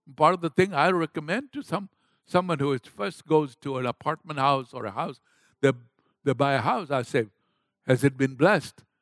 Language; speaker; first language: English; non-native, local second language; Gujarati